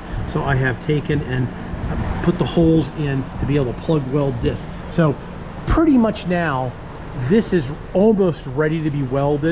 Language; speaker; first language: English; native; English